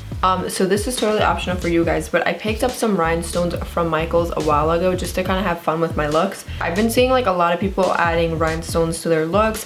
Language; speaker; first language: English; native; English